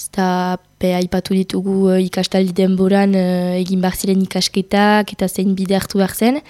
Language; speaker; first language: Basque; non-native, local second language; French